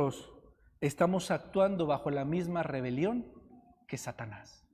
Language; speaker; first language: Spanish; native; Spanish